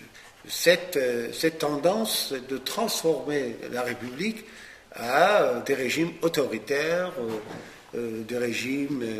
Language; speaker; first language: French; non-native, fluent; Persian